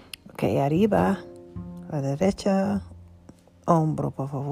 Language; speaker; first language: Spanish; non-native, learner; English